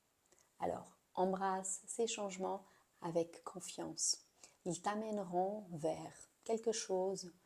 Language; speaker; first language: French; native; French